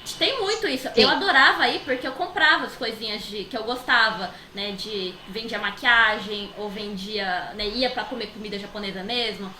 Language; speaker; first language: Portuguese; native; Portuguese